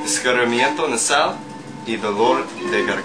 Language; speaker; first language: Spanish; non-native, learner; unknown